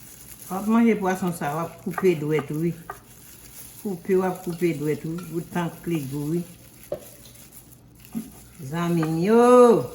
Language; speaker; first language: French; non-native, learner; Haitian Creole